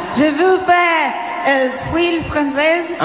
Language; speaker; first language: French; non-native, learner; Portuguese